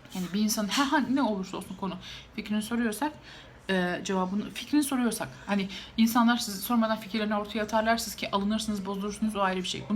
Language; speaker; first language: Turkish; native; Turkish